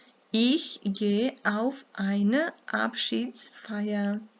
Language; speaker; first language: German; non-native, fluent; Serbian